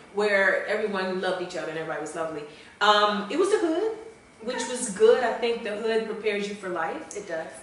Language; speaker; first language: English; native; English